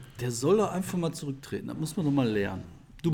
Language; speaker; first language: German; native; German